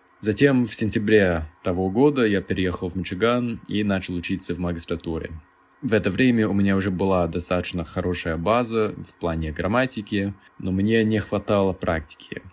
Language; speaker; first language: Russian; non-native, fluent; English